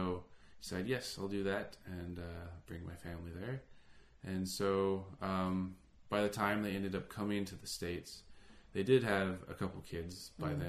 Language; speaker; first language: English; native; English